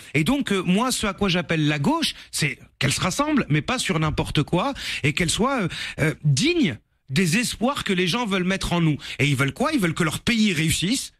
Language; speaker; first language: French; native; French